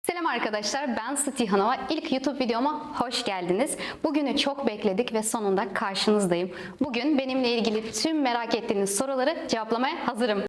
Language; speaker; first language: Turkish; non-native, fluent; Russian